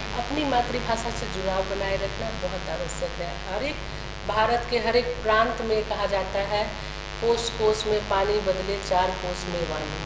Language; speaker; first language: Hindi; native; Hindi